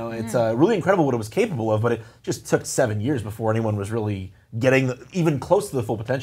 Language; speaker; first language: English; native; English